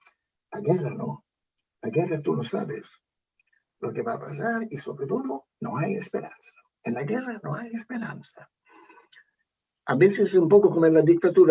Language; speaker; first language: Spanish; non-native, fluent; Italian